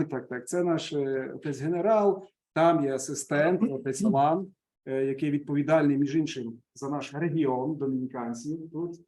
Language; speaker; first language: Ukrainian; native; Ukrainian